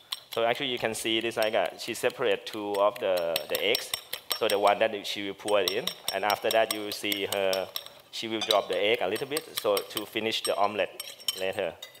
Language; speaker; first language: English; non-native, fluent; Thai